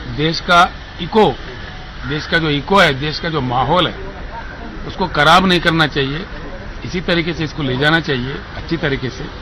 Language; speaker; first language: Hindi; non-native, local second language; Telugu